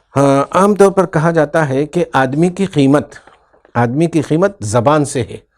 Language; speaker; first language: Urdu; native; Urdu